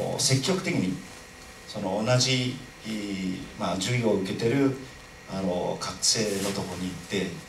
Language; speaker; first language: Japanese; non-native, fluent; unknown